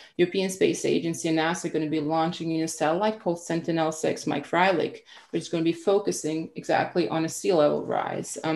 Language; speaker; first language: English; non-native, fluent; Croatian